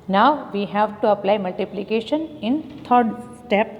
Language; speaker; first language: English; non-native, local second language; Gujarati